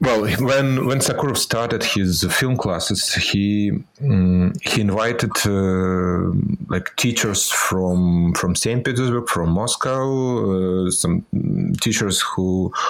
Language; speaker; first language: English; non-native, fluent; Russian